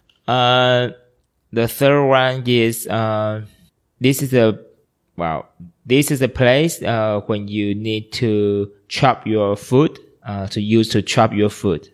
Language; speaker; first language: English; non-native, learner; Chinese